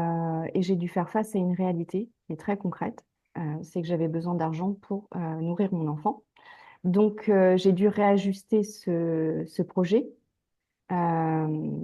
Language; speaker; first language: French; native; French